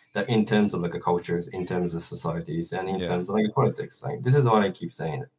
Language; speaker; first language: English; non-native, fluent; Japanese